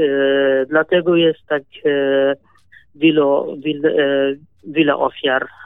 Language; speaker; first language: Polish; non-native, learner; Kurdish